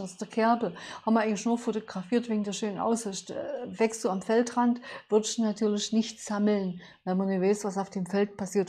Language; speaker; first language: German; native; German